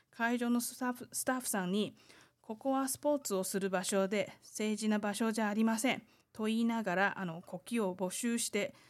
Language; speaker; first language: Japanese; non-native, fluent; Chinese